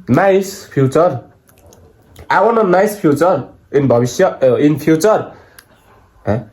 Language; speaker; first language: English; non-native, learner; Nepali